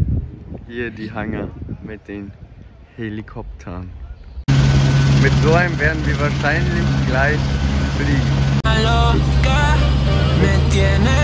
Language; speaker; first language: German; native; German